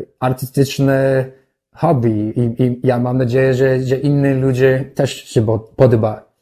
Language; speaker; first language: Polish; non-native, learner; English